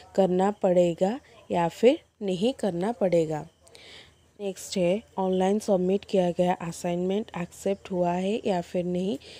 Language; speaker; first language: Hindi; non-native, local second language; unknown